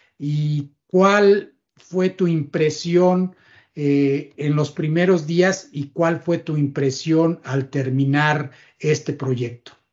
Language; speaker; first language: Spanish; native; Spanish